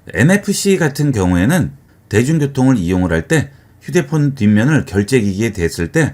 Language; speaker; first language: Korean; native; Korean